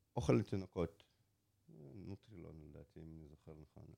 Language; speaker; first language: Hebrew; early bilingual, other home language; Russian